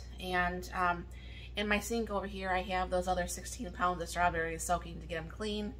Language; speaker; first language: English; native; English